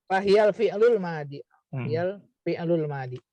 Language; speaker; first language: Arabic; non-native, learner; Indonesian